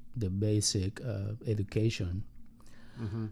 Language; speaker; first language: English; non-native, learner; Spanish